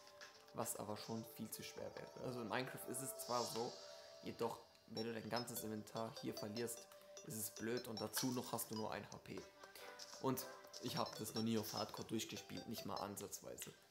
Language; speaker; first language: German; native; German